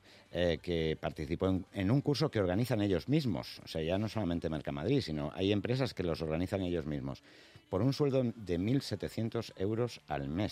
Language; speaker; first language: Spanish; native; Spanish